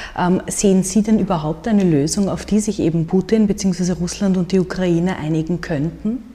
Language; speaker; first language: German; native; German